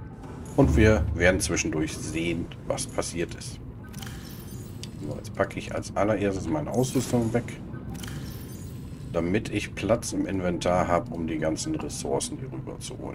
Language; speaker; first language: German; native; German